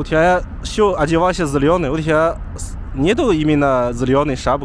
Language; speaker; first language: Russian; non-native, learner; Chinese